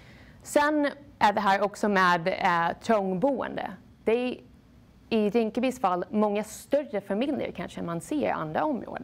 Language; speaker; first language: Swedish; non-native, fluent; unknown